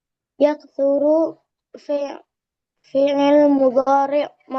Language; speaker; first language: Arabic; non-native, learner; Indonesian